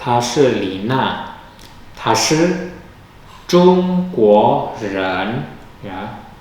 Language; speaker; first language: Chinese; non-native, fluent; Indonesian